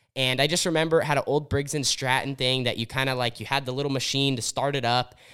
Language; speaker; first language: English; native; English